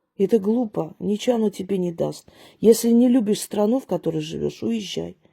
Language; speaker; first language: Russian; early bilingual, other home language; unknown